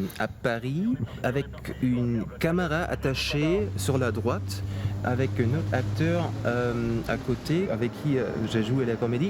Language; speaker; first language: French; non-native, fluent; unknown